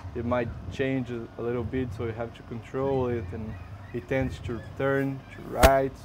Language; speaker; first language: English; non-native, fluent; Portuguese